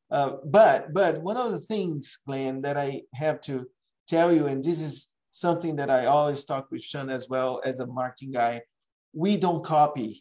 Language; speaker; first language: English; non-native, fluent; Portuguese